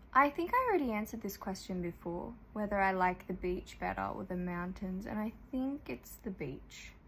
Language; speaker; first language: English; early bilingual, other home language; Korean